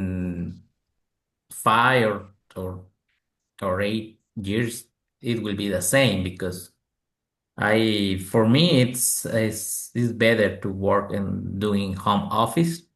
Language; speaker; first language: English; non-native, learner; Spanish